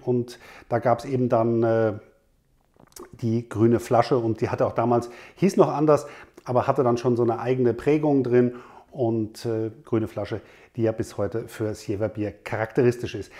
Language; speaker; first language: German; native; German